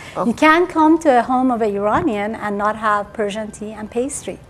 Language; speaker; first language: English; early bilingual, other home language; Persian